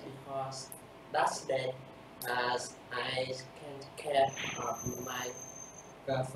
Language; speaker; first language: English; non-native, learner; Vietnamese